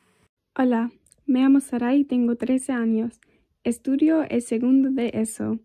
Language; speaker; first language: Spanish; non-native, learner; German